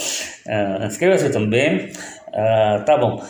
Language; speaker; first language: Portuguese; non-native, learner; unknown